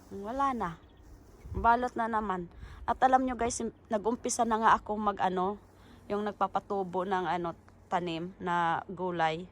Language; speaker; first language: Filipino; native; Filipino